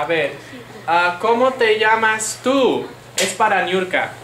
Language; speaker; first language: Spanish; non-native, fluent; English